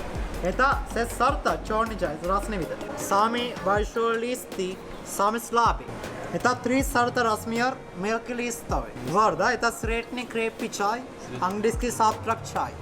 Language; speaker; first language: Russian; non-native, learner; Sinhala